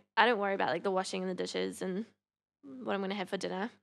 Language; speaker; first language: English; native; English